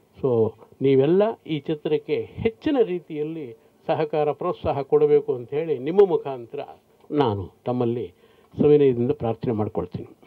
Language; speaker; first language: Kannada; native; Kannada